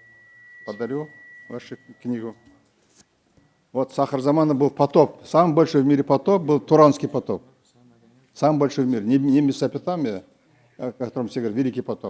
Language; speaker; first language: Russian; non-native, local second language; Kazakh